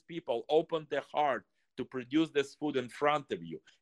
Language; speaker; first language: English; non-native, fluent; Russian